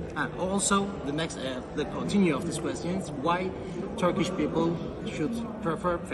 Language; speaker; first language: English; non-native, learner; Turkish